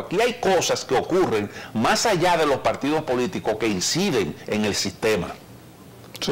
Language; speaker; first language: Spanish; native; Spanish